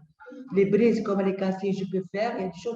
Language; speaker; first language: French; non-native, learner; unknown